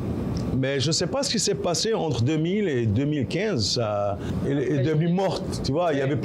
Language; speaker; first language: French; non-native, local second language; Arabic